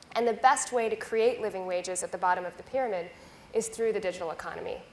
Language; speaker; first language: English; native; English